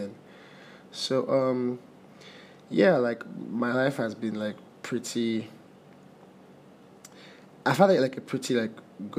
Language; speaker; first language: English; non-native, local second language; Igbo